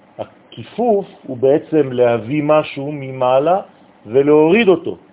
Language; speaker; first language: Hebrew; non-native, fluent; French